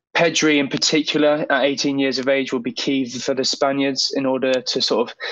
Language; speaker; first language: English; native; English